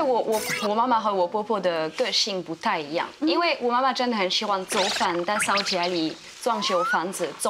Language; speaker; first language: Chinese; non-native, fluent; French